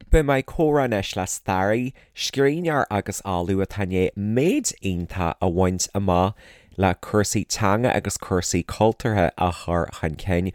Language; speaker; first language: Irish; native; Irish